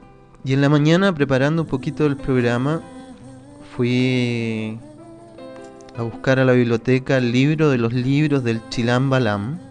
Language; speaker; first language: Spanish; native; Spanish